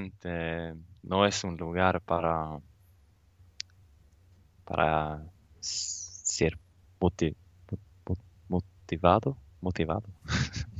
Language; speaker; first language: Spanish; non-native, learner; Swedish